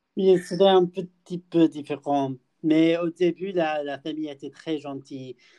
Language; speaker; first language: French; non-native, learner; English